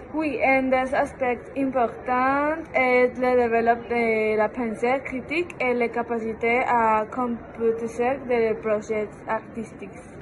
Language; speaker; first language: French; non-native, learner; Spanish